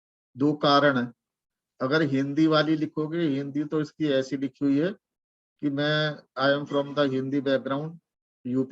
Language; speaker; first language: Hindi; native; Hindi